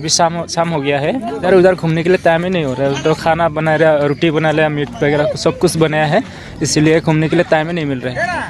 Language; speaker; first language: Hindi; non-native, local second language; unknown